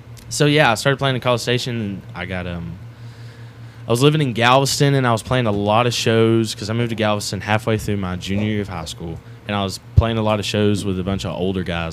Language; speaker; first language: English; native; English